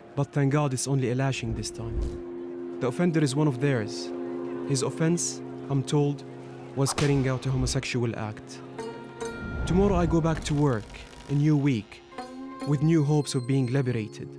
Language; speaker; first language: English; non-native, fluent; Burmese